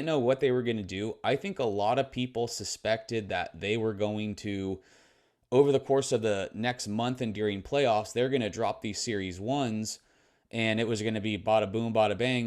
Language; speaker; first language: English; native; English